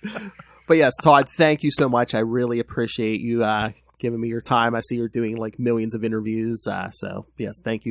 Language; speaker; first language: English; native; English